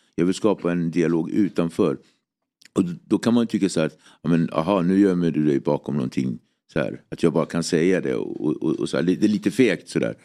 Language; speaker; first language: Swedish; native; Swedish